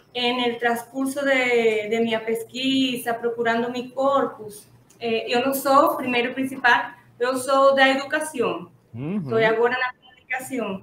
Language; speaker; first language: Portuguese; non-native, fluent; Spanish